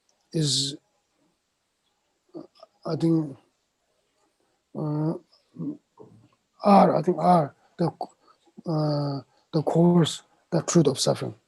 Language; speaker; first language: English; non-native, fluent; Tibetan